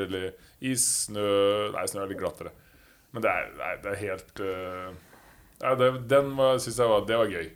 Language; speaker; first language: Norwegian; native; Norwegian